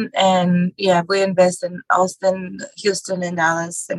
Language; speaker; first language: English; non-native, fluent; Spanish